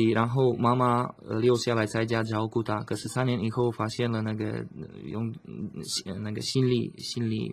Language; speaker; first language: Chinese; non-native, learner; Slovak